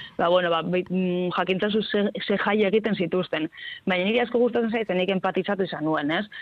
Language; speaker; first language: Basque; non-native, local second language; Spanish